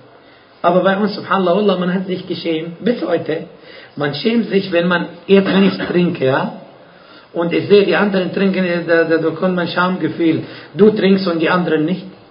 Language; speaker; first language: German; non-native, fluent; Arabic